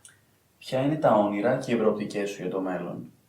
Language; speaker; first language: Greek; native; Greek